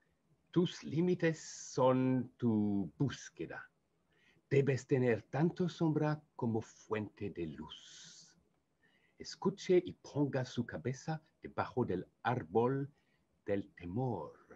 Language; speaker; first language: Spanish; non-native, learner; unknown